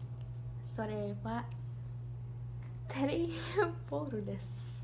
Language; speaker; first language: Japanese; non-native, learner; English